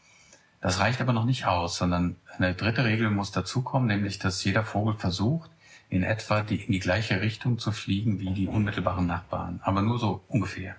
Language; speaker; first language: German; native; German